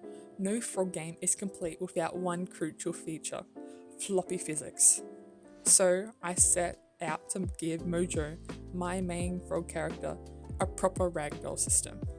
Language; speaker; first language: English; native; English